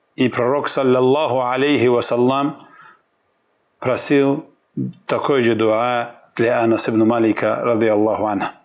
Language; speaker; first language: Russian; non-native, local second language; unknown